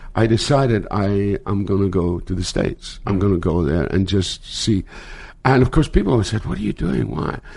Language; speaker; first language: English; native; English